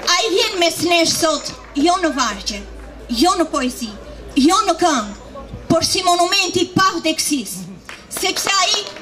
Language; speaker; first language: Albanian; native; Albanian